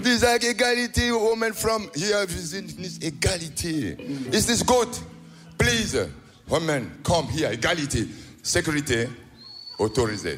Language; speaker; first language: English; non-native, learner; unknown